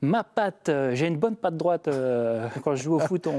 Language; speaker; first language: French; native; French